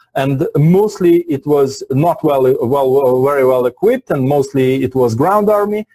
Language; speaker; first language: English; non-native, fluent; Russian